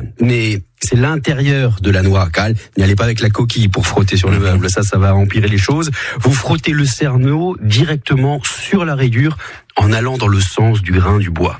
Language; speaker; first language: French; native; French